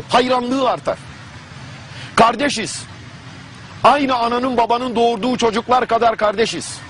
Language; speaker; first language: Turkish; non-native, fluent; German